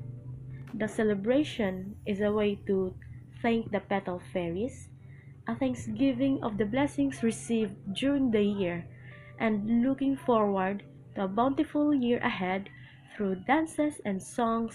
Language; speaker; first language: English; non-native, local second language; Cebuano